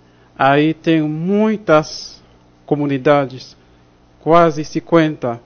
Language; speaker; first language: Portuguese; non-native, fluent; Haitian Creole